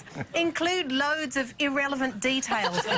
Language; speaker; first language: English; native; English